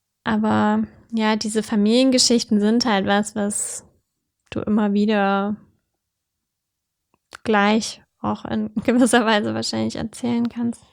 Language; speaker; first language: German; native; German